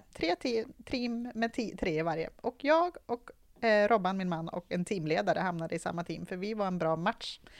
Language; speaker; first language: Swedish; native; Swedish